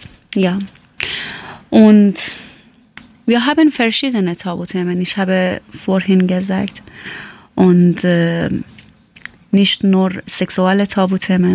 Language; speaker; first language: German; non-native, learner; Persian